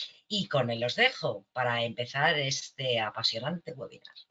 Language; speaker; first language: Spanish; native; Spanish